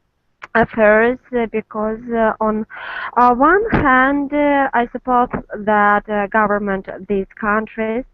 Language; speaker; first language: English; non-native, learner; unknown